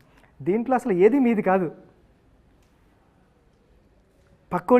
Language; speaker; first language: Telugu; native; Telugu